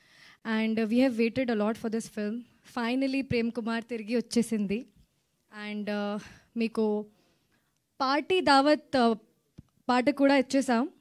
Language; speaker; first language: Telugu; non-native, learner; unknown